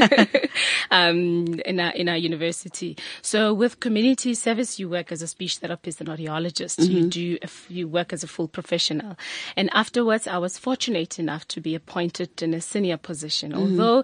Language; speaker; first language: English; non-native, local second language; Tswana